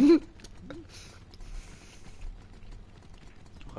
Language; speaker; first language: German; native; German